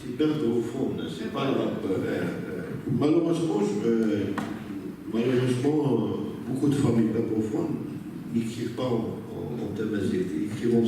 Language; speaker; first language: French; non-native, local second language; Arabic